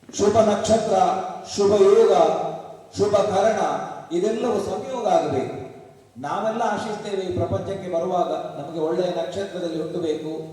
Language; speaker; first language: Kannada; native; Kannada